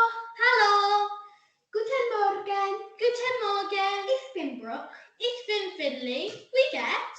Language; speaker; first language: German; non-native, learner; English